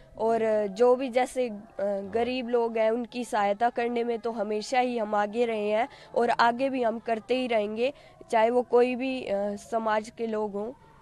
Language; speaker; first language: Hindi; native; Hindi